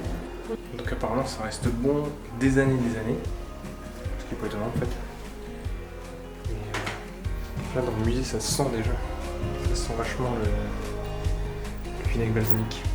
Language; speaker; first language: French; native; French